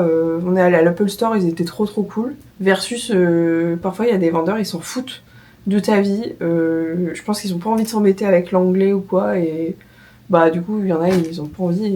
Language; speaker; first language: French; native; French